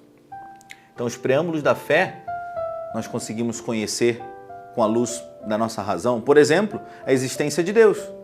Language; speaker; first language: Portuguese; native; Portuguese